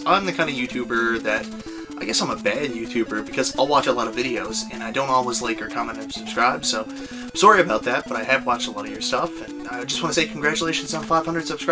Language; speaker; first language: English; native; English